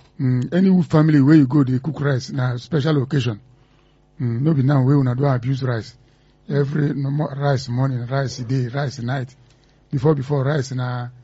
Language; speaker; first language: Nigerian Pidgin; non-native, local second language; Igbo